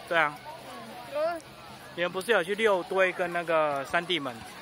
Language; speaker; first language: Chinese; native; Chinese